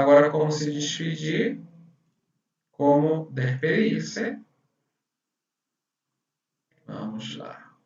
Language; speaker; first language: Portuguese; non-native, fluent; Spanish